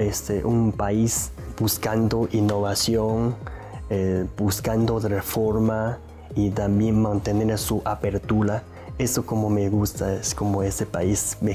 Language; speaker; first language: Spanish; non-native, learner; Chinese